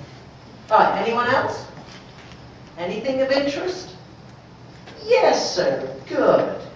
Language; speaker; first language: English; native; English